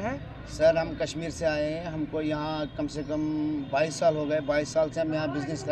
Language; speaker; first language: Hindi; non-native, local second language; Kashmiri